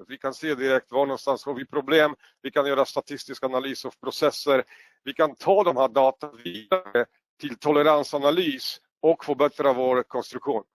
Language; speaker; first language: Swedish; non-native, fluent; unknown